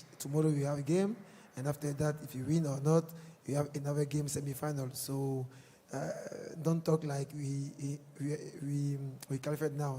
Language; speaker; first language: English; non-native, learner; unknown